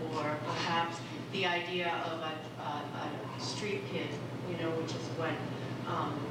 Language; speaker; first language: English; non-native, local second language; Filipino